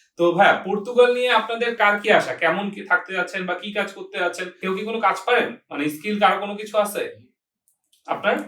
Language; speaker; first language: Bangla; native; Bangla